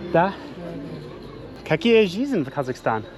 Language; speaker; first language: Russian; non-native, learner; English